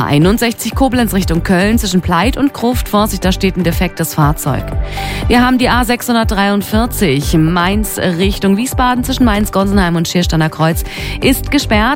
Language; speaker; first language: German; native; German